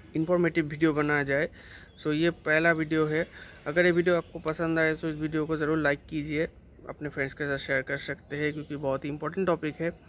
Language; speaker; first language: Hindi; non-native, local second language; Bangla